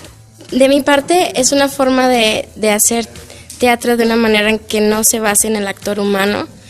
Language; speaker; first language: Spanish; native; Spanish